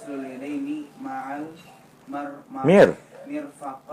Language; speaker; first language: Arabic; non-native, learner; Indonesian